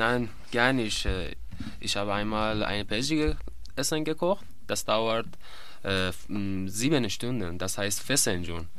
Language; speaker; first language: German; non-native, learner; Persian